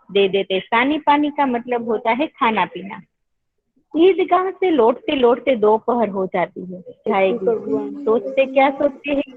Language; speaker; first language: Hindi; non-native, local second language; Gujarati